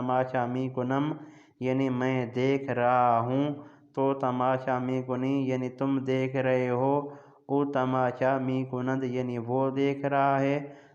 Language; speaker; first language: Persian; non-native, fluent; Urdu